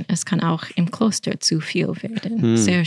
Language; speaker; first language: German; non-native, fluent; English